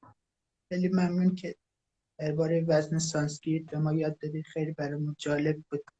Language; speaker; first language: Persian; native; Persian